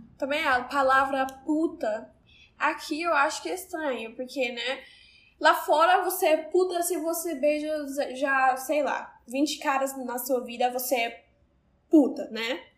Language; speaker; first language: Portuguese; non-native, learner; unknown